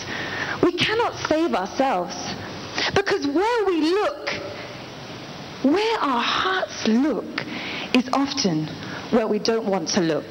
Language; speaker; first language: English; native; English